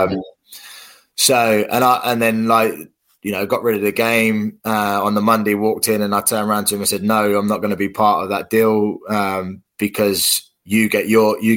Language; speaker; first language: English; native; English